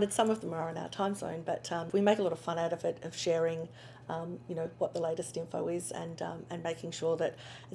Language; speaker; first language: English; native; English